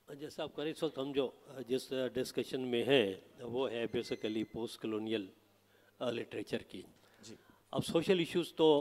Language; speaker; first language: Urdu; non-native, local second language; Saraiki